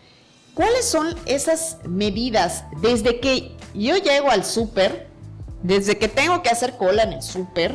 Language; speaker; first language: Spanish; native; Spanish